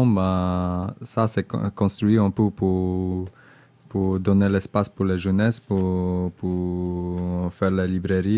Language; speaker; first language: French; non-native, learner; Indonesian